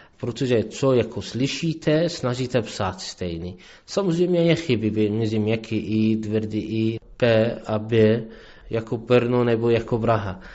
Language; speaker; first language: Czech; non-native, learner; Arabic